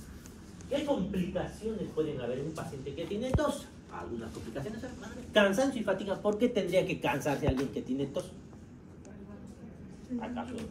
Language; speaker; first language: Spanish; native; Spanish